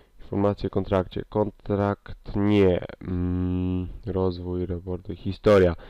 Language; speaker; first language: Polish; native; Polish